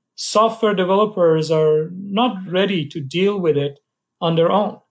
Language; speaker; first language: English; non-native, fluent; Persian